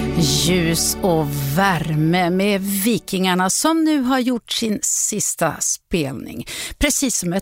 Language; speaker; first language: Swedish; native; Swedish